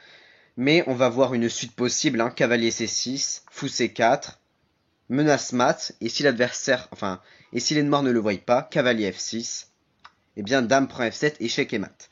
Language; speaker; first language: French; native; French